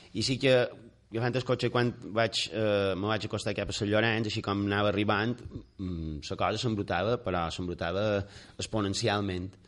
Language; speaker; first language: Catalan; native; Catalan